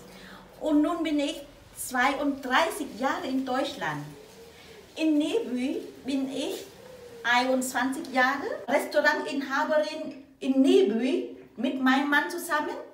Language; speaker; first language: German; non-native, learner; Vietnamese